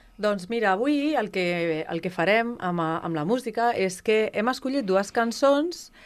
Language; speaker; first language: Catalan; non-native, local second language; Spanish